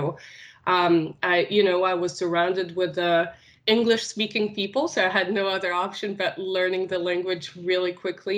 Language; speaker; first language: English; non-native, fluent; Arabic